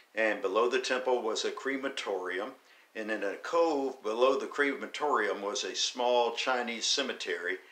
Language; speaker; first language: English; native; English